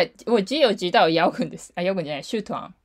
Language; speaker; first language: Chinese; non-native, learner; Japanese